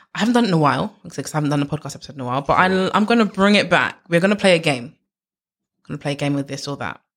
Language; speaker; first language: English; native; English